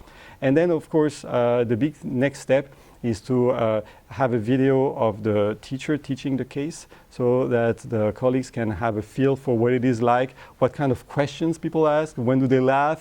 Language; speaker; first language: English; non-native, fluent; French